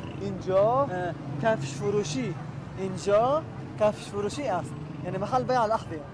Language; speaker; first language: Persian; non-native, learner; Arabic